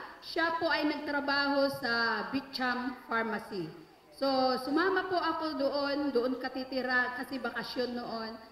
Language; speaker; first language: Filipino; non-native, local second language; Iloko